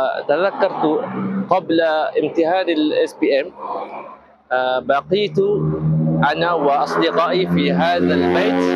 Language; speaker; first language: Arabic; non-native, fluent; Malay